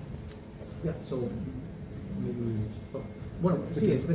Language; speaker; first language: Spanish; native; Spanish